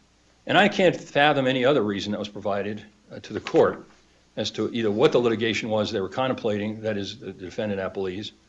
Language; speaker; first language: English; native; English